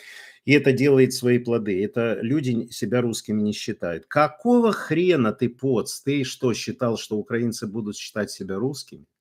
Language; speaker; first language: Russian; native; Russian